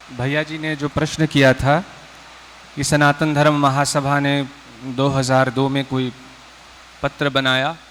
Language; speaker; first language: Hindi; early bilingual, heritage; Hindi